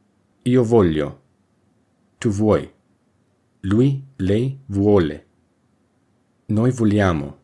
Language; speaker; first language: Italian; non-native, fluent; English